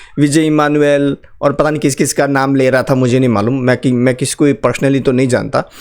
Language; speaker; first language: Hindi; non-native, local second language; Nepali